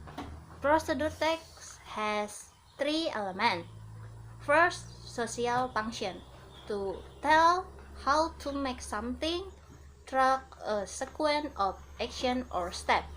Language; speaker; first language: English; non-native, learner; Indonesian